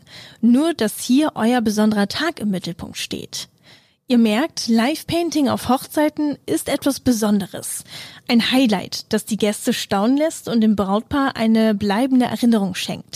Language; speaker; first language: German; native; German